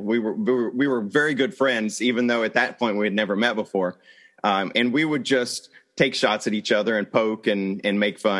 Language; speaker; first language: English; native; English